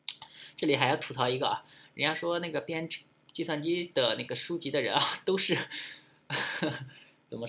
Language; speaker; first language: Chinese; native; Chinese